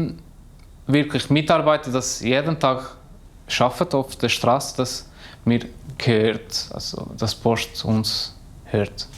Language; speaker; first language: German; non-native, learner; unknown